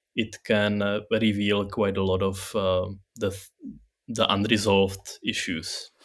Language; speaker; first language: English; non-native, fluent; Czech